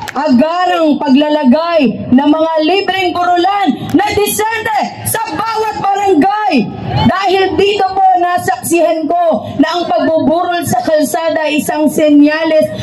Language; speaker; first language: Filipino; native; Filipino